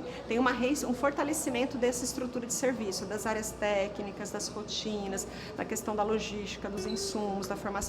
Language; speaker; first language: Portuguese; native; Portuguese